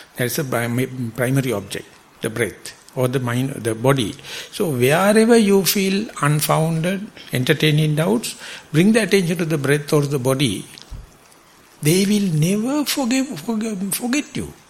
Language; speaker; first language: English; non-native, local second language; Sinhala